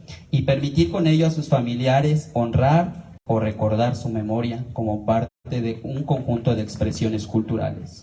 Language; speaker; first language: Spanish; native; Spanish